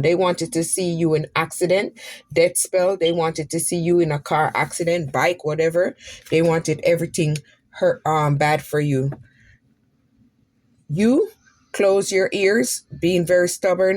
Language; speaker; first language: English; native; English